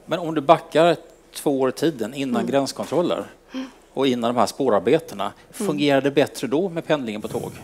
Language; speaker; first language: Swedish; native; Swedish